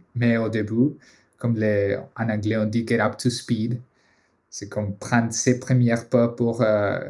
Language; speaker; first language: French; non-native, fluent; Spanish